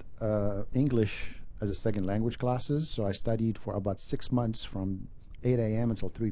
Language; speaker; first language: English; non-native, fluent; Arabic